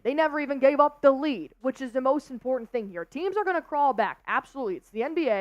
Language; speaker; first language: English; native; English